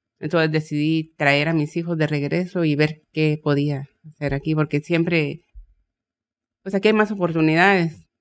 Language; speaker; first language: Spanish; native; Spanish